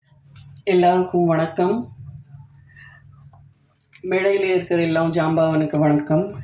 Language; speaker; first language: Tamil; non-native, learner; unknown